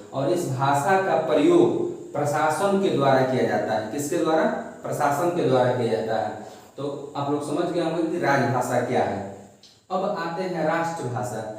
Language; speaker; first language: Hindi; non-native, local second language; Bhojpuri